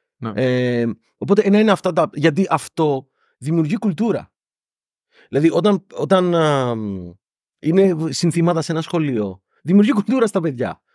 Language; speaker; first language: Greek; native; Greek